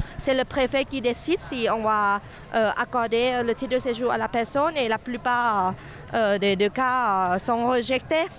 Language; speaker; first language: French; non-native, fluent; Thai